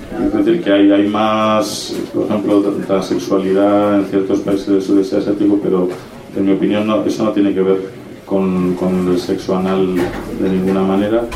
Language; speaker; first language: Spanish; native; Spanish